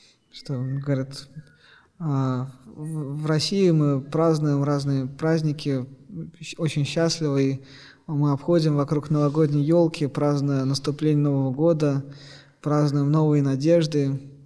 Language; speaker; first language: Russian; native; Russian